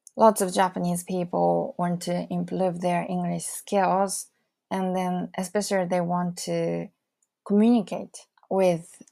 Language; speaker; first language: English; non-native, fluent; Japanese